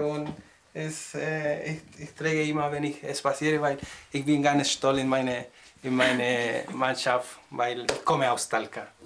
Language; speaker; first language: German; non-native, learner; Spanish